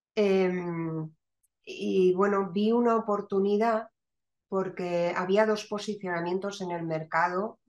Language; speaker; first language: Spanish; native; Spanish